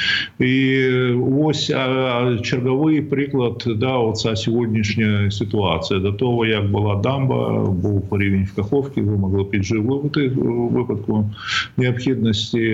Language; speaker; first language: Ukrainian; native; Ukrainian